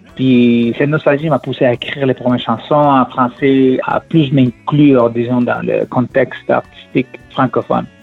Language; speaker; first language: French; non-native, fluent; Spanish